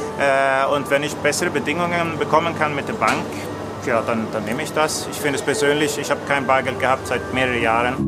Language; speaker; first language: German; non-native, fluent; Swedish